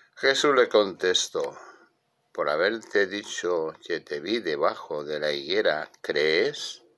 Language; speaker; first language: Spanish; native; Spanish